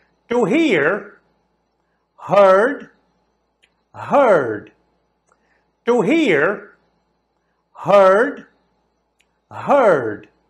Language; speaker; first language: English; non-native, fluent; Portuguese